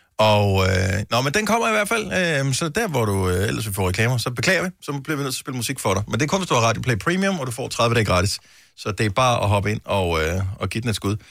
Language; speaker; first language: Danish; native; Danish